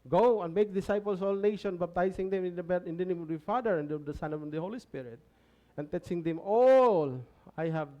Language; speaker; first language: English; non-native, local second language; Filipino